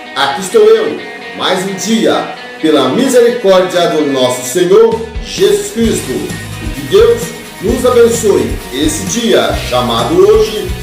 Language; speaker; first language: Portuguese; native; Portuguese